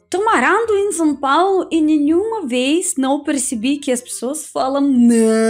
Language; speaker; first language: Portuguese; non-native, fluent; Russian